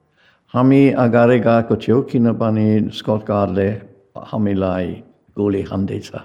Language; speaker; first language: Nepali; non-native, fluent; English